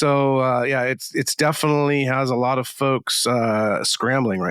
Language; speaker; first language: English; native; English